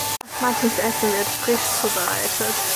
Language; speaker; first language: German; non-native, fluent; Chinese